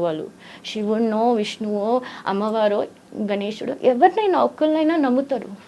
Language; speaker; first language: Telugu; early bilingual, heritage; Telugu